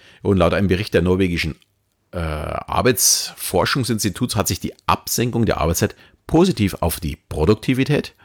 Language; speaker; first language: German; native; German